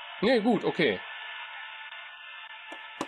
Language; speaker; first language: German; native; German